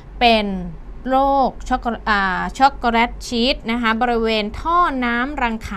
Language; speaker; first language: Thai; native; Thai